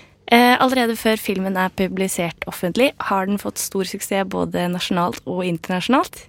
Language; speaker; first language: Norwegian; native; Norwegian